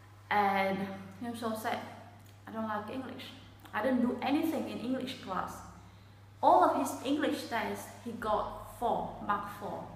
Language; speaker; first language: English; non-native, fluent; Vietnamese